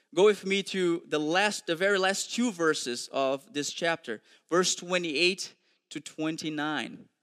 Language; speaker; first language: English; non-native, fluent; Portuguese